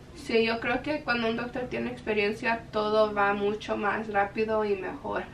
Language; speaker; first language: Spanish; early bilingual, heritage; Spanish